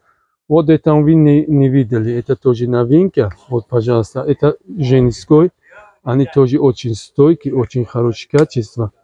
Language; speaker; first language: Russian; non-native, learner; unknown